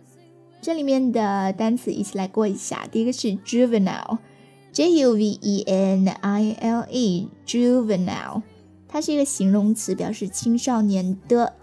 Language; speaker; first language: Chinese; native; Chinese